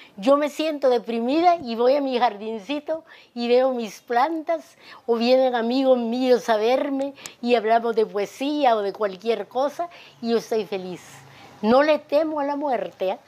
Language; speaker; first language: Spanish; native; Spanish